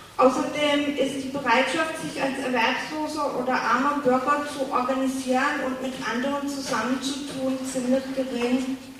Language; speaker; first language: German; native; German